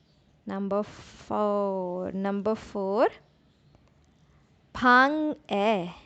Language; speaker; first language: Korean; non-native, learner; Urdu